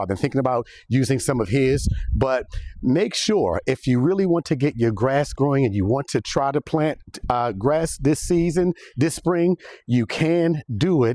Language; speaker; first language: English; native; English